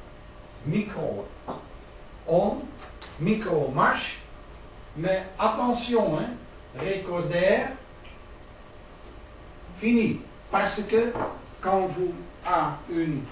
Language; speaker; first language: French; non-native, learner; Dutch